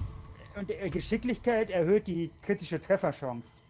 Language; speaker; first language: German; native; German